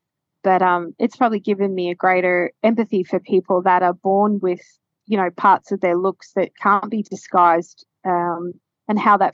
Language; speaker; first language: English; native; English